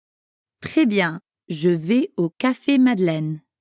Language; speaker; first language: French; non-native, fluent; English